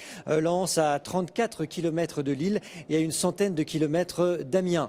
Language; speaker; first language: French; native; French